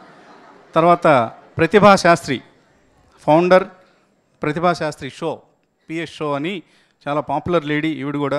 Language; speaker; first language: Telugu; native; Telugu